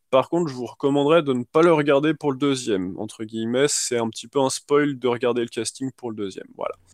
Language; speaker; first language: French; native; French